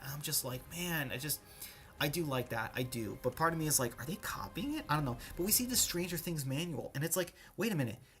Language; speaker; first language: English; native; English